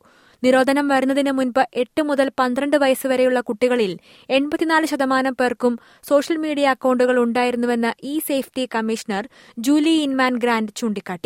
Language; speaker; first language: Malayalam; native; Malayalam